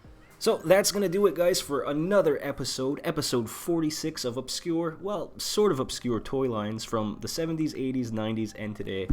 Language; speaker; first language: English; native; English